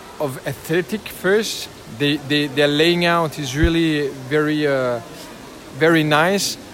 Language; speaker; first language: English; non-native, learner; French